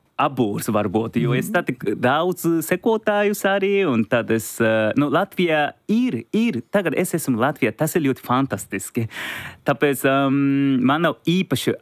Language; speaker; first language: Latvian; non-native, learner; Japanese